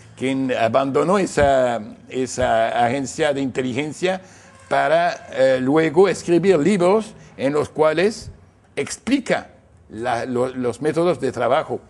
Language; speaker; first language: Spanish; non-native, fluent; English